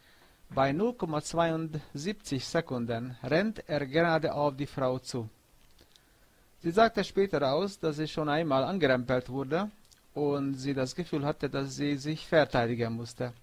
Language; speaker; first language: German; non-native, fluent; Hungarian